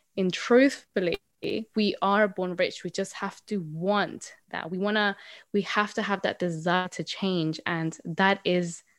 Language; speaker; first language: English; non-native, fluent; Spanish